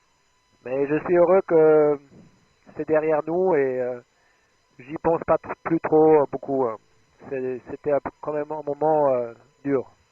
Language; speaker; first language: French; non-native, fluent; German